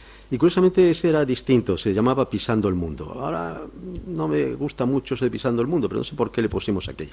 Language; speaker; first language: Spanish; native; Spanish